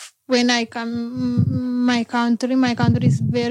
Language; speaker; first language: English; non-native, learner; Oromo